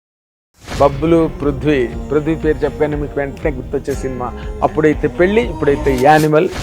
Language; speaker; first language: Telugu; native; Telugu